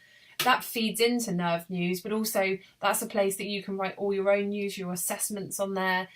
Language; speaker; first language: English; native; English